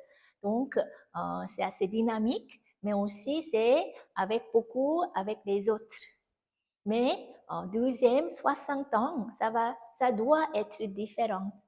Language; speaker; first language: French; non-native, fluent; Korean